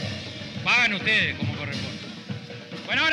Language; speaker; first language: Spanish; native; Spanish